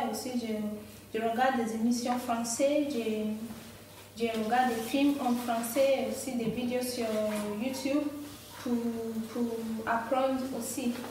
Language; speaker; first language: French; non-native, fluent; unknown